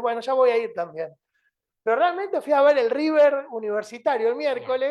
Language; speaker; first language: Spanish; native; Spanish